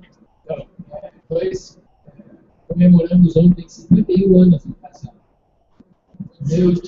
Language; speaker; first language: Portuguese; non-native, fluent; English